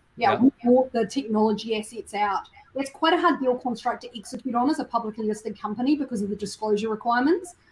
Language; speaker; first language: English; native; English